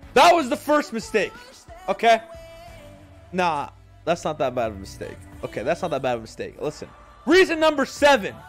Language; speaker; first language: English; native; English